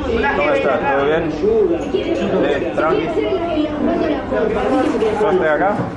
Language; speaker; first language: Spanish; non-native, fluent; English